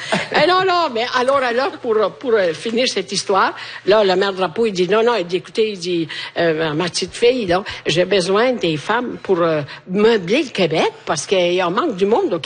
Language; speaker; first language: French; native; French